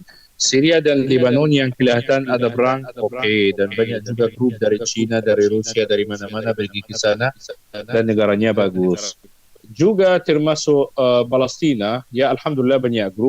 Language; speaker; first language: Indonesian; non-native, fluent; Arabic